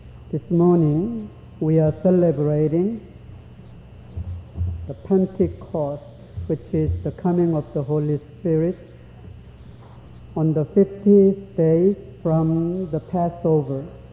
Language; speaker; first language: English; non-native, fluent; Korean